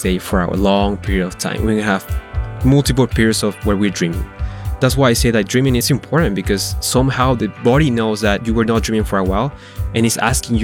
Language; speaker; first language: English; non-native, fluent; Spanish